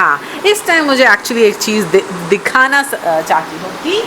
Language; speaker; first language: Hindi; non-native, local second language; Malayalam